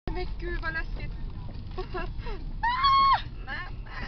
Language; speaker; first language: Swedish; native; Swedish